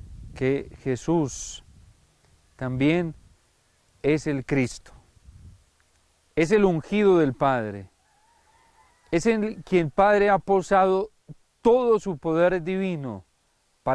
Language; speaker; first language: Spanish; native; Spanish